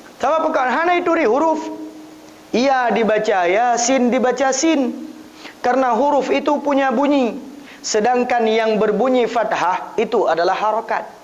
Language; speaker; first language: Malay; non-native, local second language; Achinese